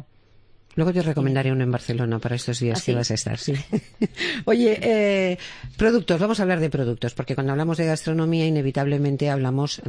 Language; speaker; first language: Spanish; native; Spanish